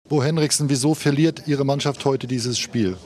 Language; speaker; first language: German; native; German